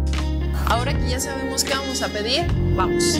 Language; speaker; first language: Spanish; native; Spanish